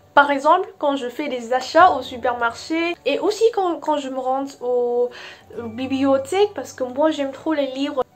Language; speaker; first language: French; non-native, fluent; Vietnamese